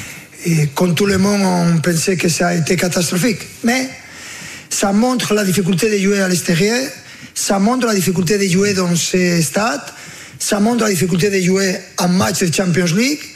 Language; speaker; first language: French; non-native, learner; Spanish